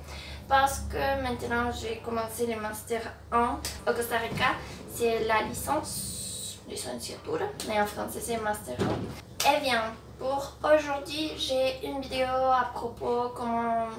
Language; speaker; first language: French; non-native, fluent; Spanish